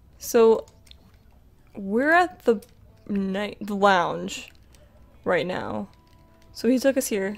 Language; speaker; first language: English; native; English